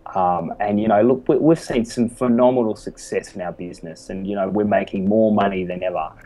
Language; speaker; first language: English; native; English